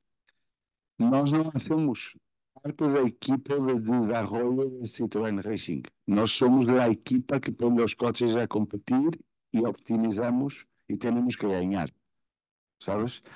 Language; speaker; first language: Spanish; non-native, fluent; Portuguese